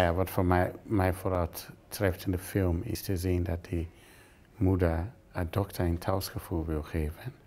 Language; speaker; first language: Dutch; non-native, fluent; English